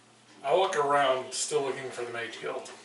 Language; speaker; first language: English; native; English